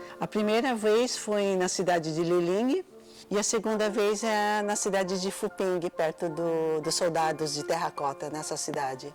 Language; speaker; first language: Portuguese; early bilingual, other home language; Cantonese